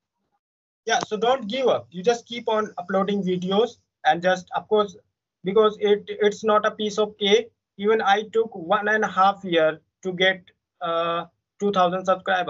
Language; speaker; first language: English; non-native, fluent; Hindi